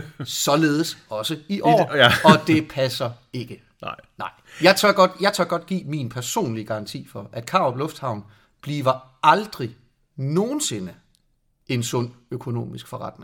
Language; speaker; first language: Danish; native; Danish